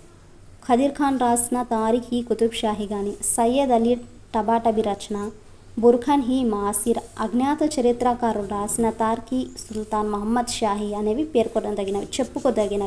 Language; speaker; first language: Telugu; native; Telugu